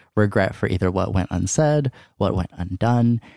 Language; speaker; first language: English; native; English